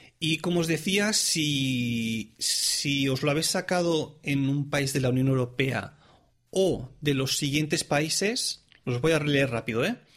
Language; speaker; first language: Spanish; non-native, local second language; Catalan